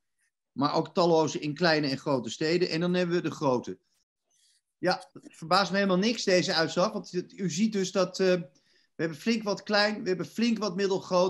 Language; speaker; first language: Dutch; native; Dutch